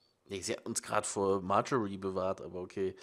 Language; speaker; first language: German; native; German